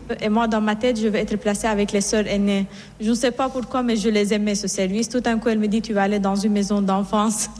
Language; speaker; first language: French; non-native, fluent; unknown